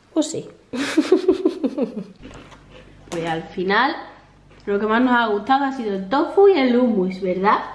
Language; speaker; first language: Spanish; native; Spanish